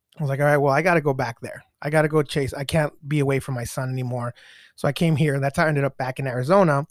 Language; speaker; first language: English; early bilingual, other home language; Spanish